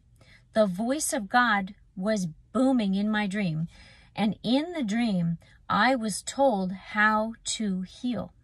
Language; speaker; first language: English; native; English